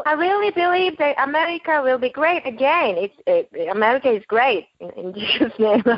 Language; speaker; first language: English; non-native, fluent; Korean